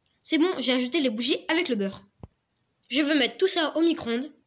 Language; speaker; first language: French; native; French